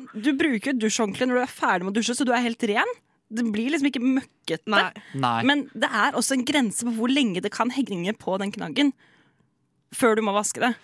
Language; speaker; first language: Norwegian; native; Norwegian